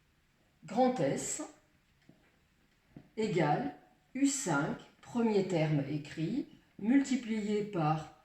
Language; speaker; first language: French; native; French